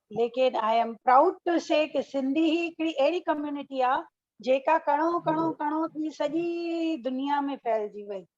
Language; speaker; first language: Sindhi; early bilingual, heritage; Sindhi